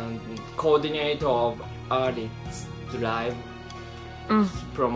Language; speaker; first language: English; non-native, learner; Japanese